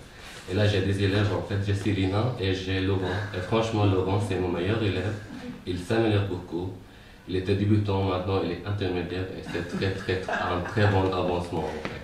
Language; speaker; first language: French; non-native, fluent; Arabic